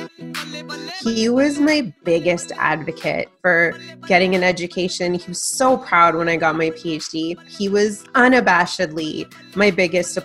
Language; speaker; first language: English; non-native, fluent; Punjabi